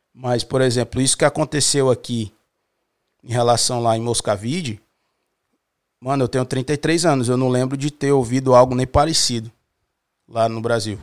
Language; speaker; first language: Portuguese; native; Portuguese